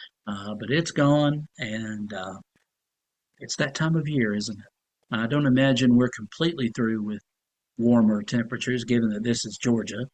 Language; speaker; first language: English; native; English